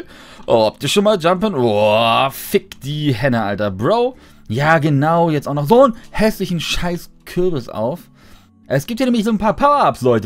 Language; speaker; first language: German; native; German